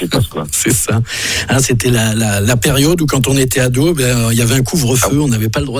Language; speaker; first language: French; native; French